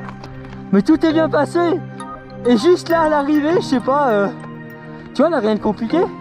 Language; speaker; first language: French; native; French